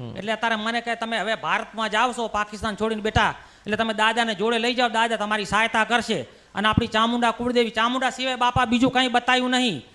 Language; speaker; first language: Gujarati; early bilingual, heritage; Gujarati